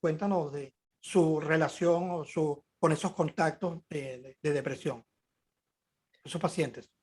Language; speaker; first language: Spanish; native; Spanish